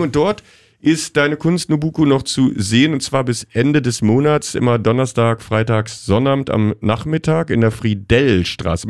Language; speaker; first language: German; native; German